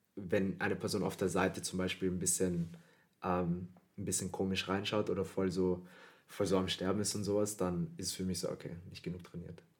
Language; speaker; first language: German; early bilingual, other home language; Filipino